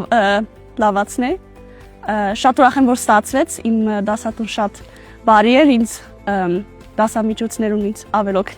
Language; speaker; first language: Armenian; non-native, learner; Dutch